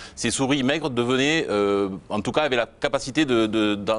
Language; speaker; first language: French; native; French